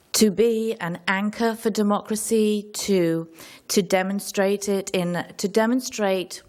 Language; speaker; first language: English; native; English